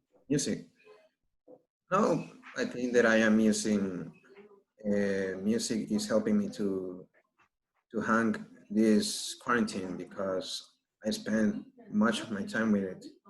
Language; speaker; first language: English; non-native, learner; Spanish